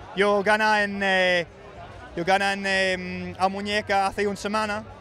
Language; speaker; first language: Spanish; non-native, fluent; English